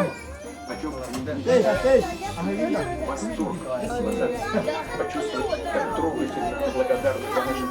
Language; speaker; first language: Russian; native; Russian